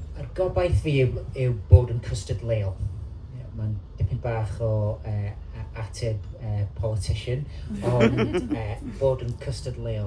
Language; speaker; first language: Welsh; non-native, local second language; English